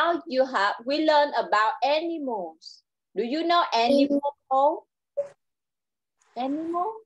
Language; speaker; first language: English; non-native, learner; Vietnamese